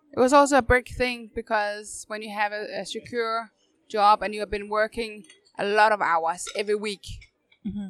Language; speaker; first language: English; non-native, fluent; Danish